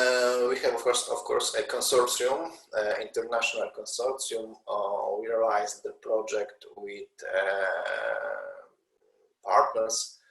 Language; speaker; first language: English; non-native, learner; Polish